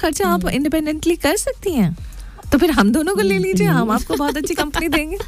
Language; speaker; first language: Hindi; native; Hindi